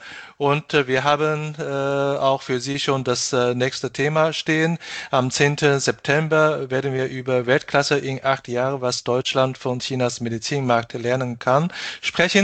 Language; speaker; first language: German; non-native, fluent; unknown